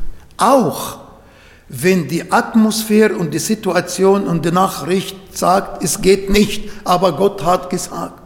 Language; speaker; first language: German; non-native, fluent; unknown